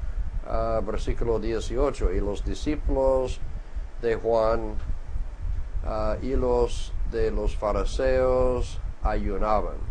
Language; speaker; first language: Spanish; non-native, fluent; English